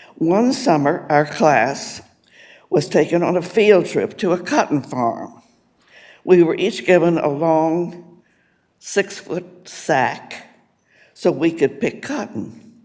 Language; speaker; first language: English; native; English